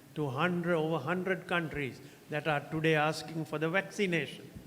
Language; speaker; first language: English; non-native, local second language; Sinhala